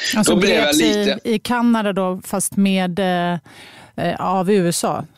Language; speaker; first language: Swedish; native; Swedish